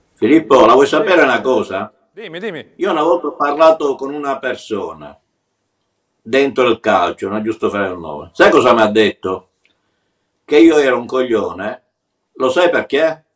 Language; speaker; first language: Italian; native; Italian